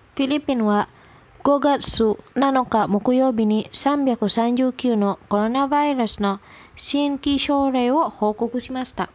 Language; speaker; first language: Japanese; non-native, fluent; Indonesian